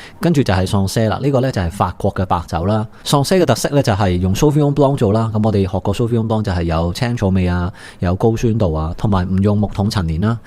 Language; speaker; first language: Cantonese; native; Cantonese